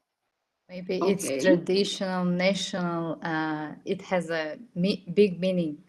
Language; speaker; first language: English; non-native, fluent; Russian